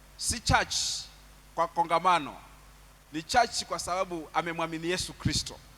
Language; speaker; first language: Swahili; non-native, local second language; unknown